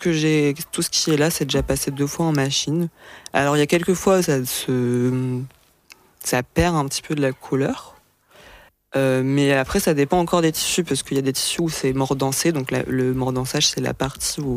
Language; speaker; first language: French; native; French